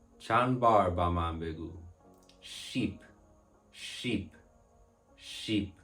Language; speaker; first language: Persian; non-native, learner; English